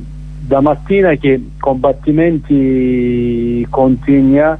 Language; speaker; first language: Italian; non-native, learner; Kurdish